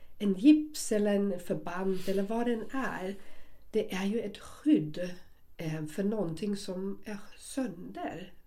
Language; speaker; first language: Swedish; non-native, fluent; German